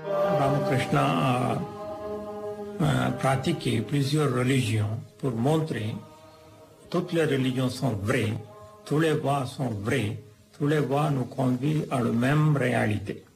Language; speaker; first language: French; non-native, fluent; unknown